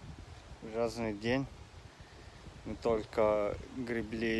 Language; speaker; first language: Russian; non-native, learner; Finnish